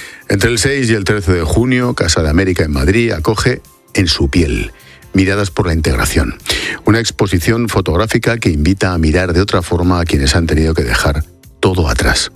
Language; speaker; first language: Spanish; native; Spanish